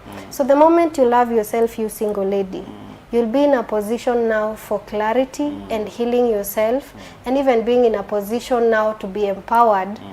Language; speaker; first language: English; non-native, local second language; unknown